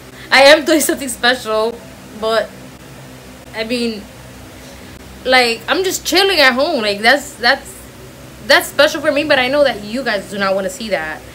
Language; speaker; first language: English; early bilingual, other home language; Spanish